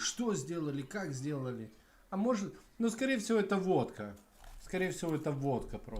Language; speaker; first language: Russian; native; Russian